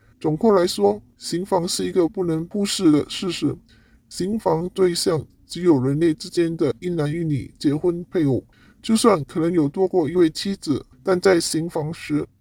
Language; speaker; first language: Chinese; non-native, local second language; Cantonese